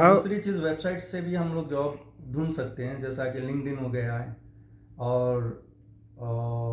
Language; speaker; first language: Hindi; native; Hindi